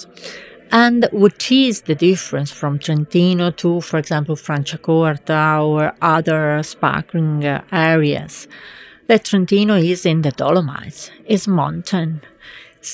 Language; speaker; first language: English; non-native, fluent; Italian